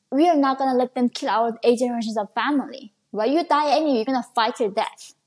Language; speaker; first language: English; non-native, fluent; Korean